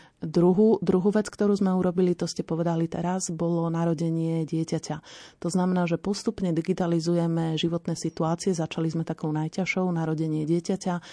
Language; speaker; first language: Slovak; native; Slovak